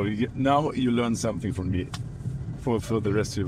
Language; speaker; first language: English; non-native, fluent; German